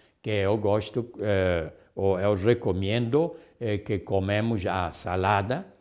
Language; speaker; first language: Portuguese; non-native, fluent; Spanish